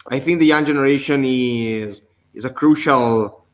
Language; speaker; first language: English; non-native, learner; Italian